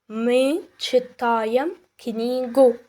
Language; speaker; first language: Russian; non-native, fluent; Arabic